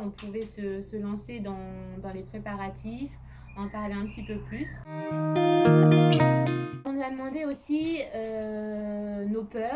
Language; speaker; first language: French; native; French